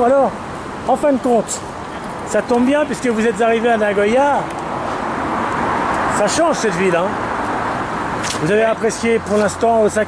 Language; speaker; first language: French; native; French